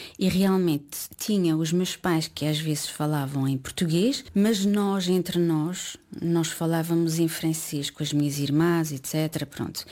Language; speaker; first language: Portuguese; early bilingual, heritage; Portuguese